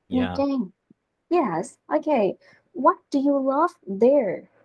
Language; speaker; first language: English; non-native, learner; Vietnamese